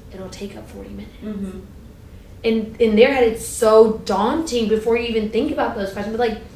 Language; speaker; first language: English; native; English